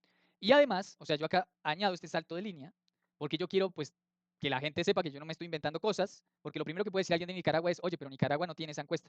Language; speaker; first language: Spanish; native; Spanish